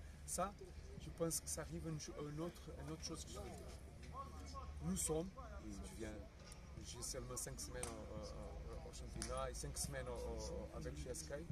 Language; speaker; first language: French; non-native, fluent; Portuguese